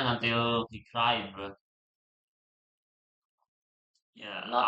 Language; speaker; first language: English; non-native, learner; Indonesian